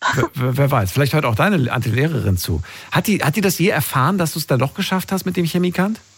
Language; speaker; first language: German; native; German